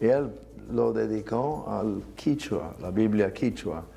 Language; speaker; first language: Spanish; non-native, fluent; English